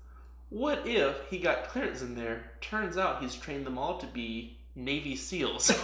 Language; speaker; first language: English; native; English